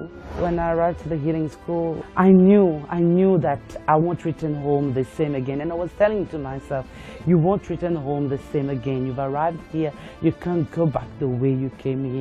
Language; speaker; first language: English; non-native, local second language; Morisyen